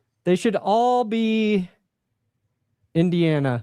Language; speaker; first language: English; native; English